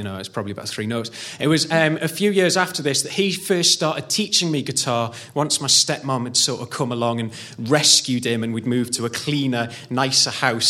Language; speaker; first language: English; native; English